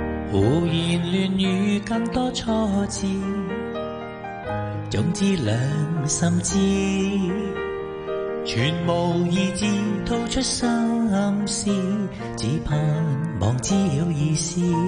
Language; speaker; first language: Cantonese; native; Cantonese